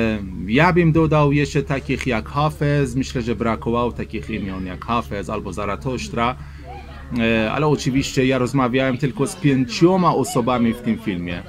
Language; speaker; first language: Polish; non-native, learner; Persian